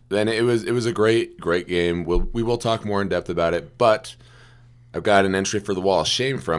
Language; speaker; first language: English; native; English